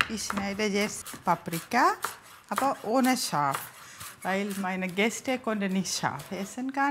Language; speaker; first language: German; non-native, learner; Tamil